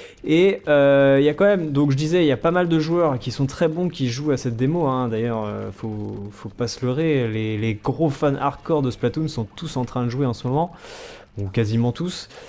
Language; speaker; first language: French; native; French